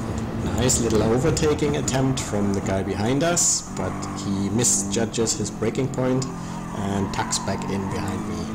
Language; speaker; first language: English; non-native, fluent; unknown